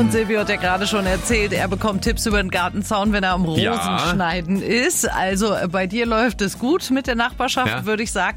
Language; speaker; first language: German; native; German